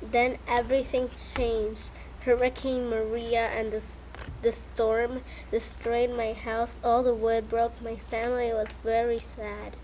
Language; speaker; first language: English; early bilingual, other home language; Spanish